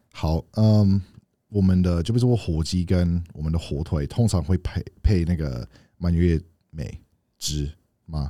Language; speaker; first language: Chinese; non-native, fluent; English